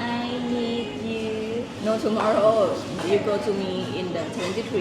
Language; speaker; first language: English; non-native, learner; Thai